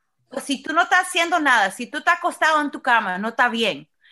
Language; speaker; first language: Spanish; early bilingual, heritage; Spanish